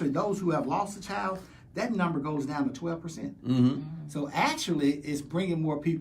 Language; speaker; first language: English; native; English